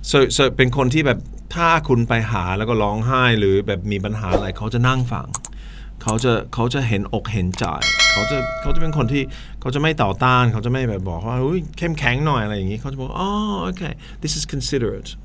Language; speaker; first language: Thai; non-native, fluent; English